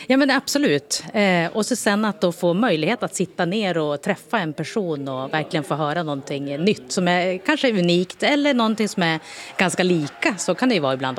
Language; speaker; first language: Swedish; native; Swedish